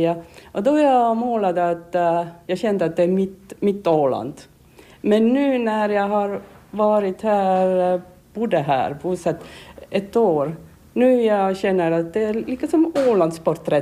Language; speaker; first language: Swedish; non-native, learner; Finnish